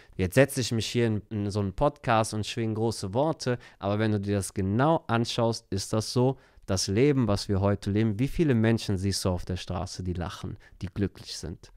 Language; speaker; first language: German; early bilingual, other home language; Turkish